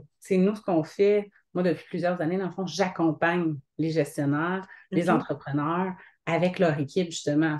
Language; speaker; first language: French; native; French